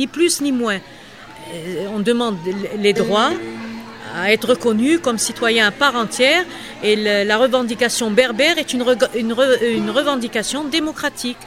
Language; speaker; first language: French; non-native, local second language; Kabyle